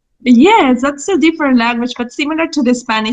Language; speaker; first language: English; non-native, fluent; Spanish